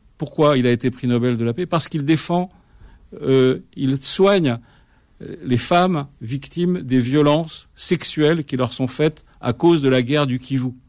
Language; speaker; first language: French; native; French